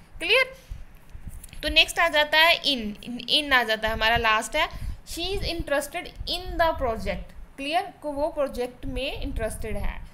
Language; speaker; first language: Hindi; non-native, local second language; Punjabi